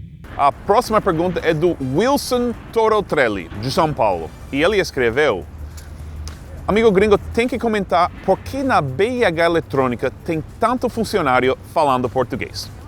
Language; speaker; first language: Portuguese; non-native, fluent; English